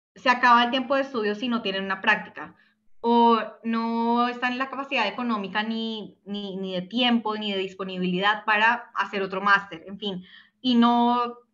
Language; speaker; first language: Spanish; native; Spanish